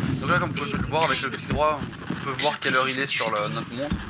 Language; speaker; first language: French; native; French